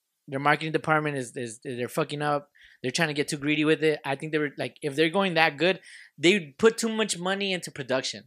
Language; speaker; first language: English; early bilingual, other home language; Spanish